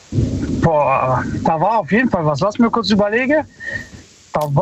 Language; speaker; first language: German; early bilingual, other home language; Italian